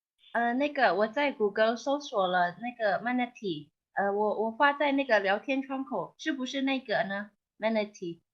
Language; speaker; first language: Chinese; early bilingual, heritage; Chinese